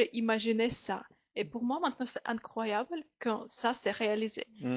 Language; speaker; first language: French; non-native, fluent; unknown